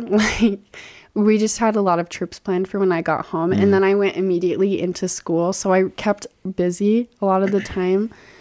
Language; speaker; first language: English; native; English